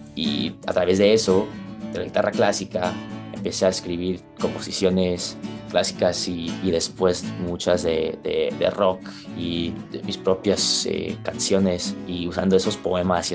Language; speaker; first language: Spanish; early bilingual, heritage; Spanish